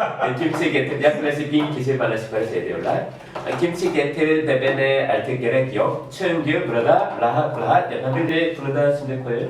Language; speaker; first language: Turkish; non-native, fluent; Korean